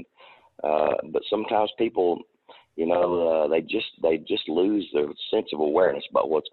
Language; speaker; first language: English; native; English